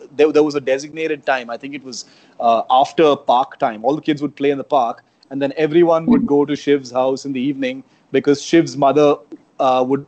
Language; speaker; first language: English; non-native, local second language; Konkani